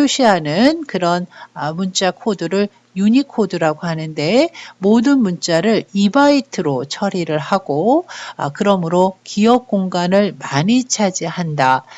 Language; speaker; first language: Korean; native; Korean